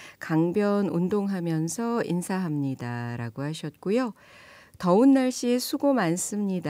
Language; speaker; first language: Korean; native; Korean